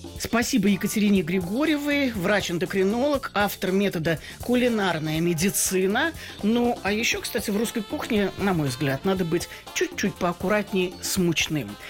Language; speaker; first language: Russian; native; Russian